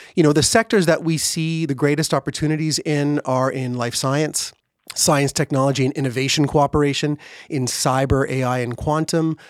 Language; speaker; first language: English; native; English